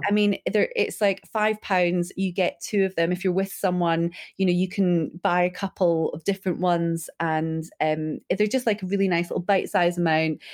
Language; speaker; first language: English; early bilingual, other home language; Urdu